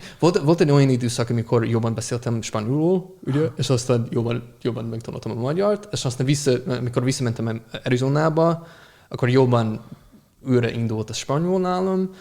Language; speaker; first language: Hungarian; non-native, fluent; English